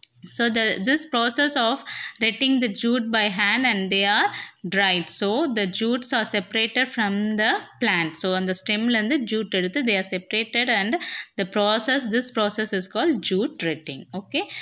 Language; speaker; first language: English; non-native, local second language; Tamil